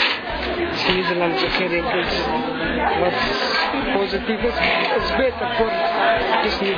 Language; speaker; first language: Dutch; non-native, learner; Kurdish